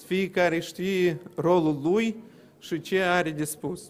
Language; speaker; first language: Romanian; non-native, local second language; Russian